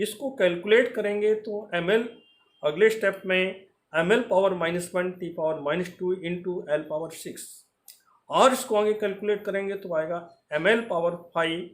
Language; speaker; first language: Hindi; native; Hindi